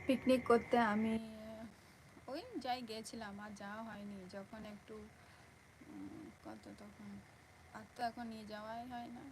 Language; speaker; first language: Bangla; non-native, local second language; Santali